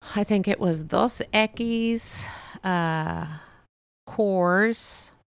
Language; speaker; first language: English; early bilingual, other home language; Spanish